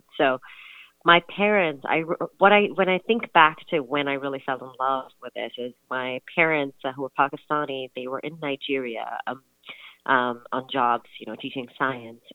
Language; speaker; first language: English; non-native, local second language; Urdu